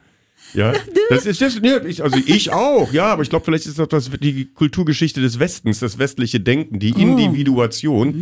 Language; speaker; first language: German; native; German